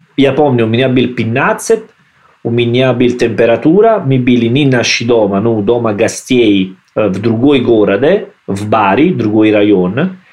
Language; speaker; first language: Russian; non-native, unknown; Italian